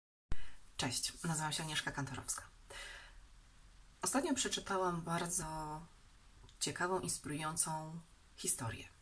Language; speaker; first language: Polish; native; Polish